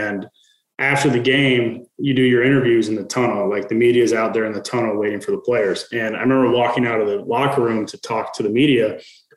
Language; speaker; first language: English; native; English